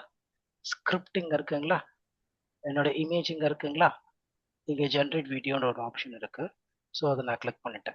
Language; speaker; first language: Tamil; native; Tamil